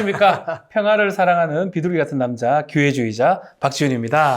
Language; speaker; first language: Korean; native; Korean